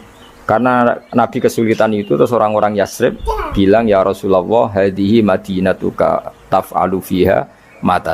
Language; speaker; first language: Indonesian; non-native, local second language; Javanese